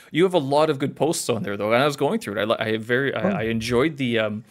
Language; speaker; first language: English; native; English